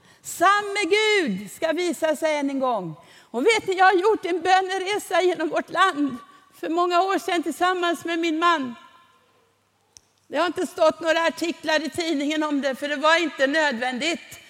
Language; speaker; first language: Swedish; non-native, fluent; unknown